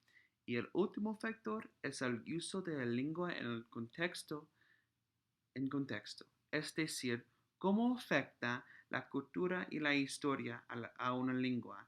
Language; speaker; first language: Spanish; non-native, fluent; English